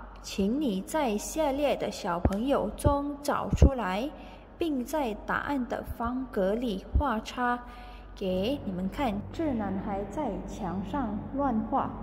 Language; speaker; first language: Chinese; non-native, fluent; Indonesian